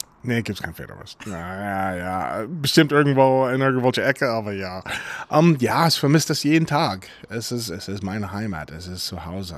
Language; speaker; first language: German; non-native, fluent; English